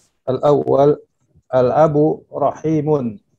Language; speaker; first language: Arabic; non-native, learner; Indonesian